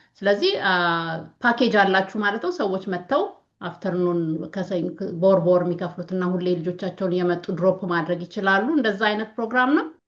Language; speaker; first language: Amharic; native; Amharic